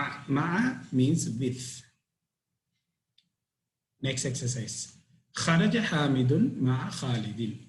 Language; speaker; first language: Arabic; non-native, fluent; Tamil